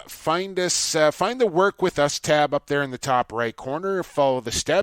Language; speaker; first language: English; native; English